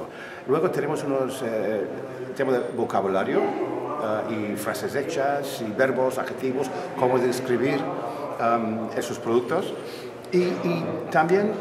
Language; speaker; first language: Spanish; non-native, fluent; English